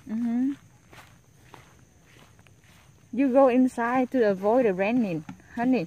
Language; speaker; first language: English; non-native, learner; Vietnamese